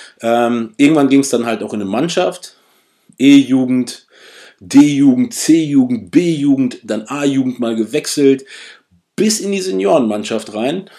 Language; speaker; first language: German; early bilingual, other home language; Russian